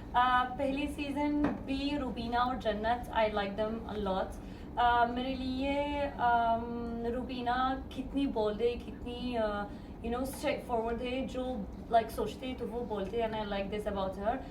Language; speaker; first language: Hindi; non-native, learner; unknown